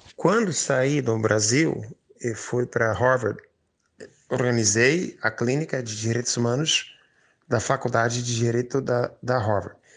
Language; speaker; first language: Portuguese; non-native, fluent; English